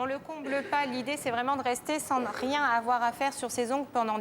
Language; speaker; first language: French; native; French